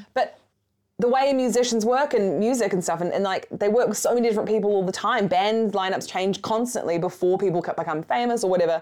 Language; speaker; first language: English; native; English